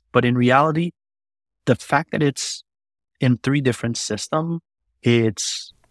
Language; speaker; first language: English; non-native, fluent; French